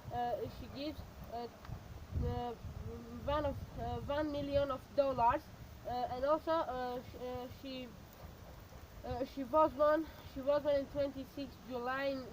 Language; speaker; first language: English; non-native, learner; Tajik